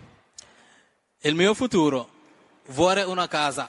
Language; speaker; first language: Italian; non-native, learner; Wolof